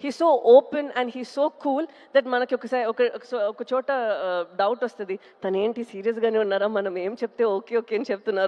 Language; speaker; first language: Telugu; non-native, local second language; Tamil